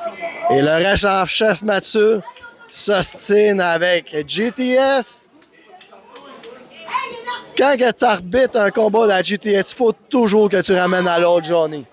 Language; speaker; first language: French; native; French